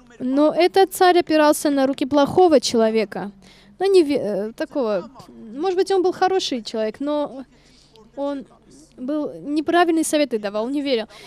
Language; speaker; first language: Russian; non-native, local second language; Armenian